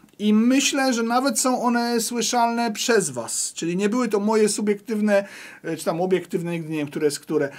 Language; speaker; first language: Polish; native; Polish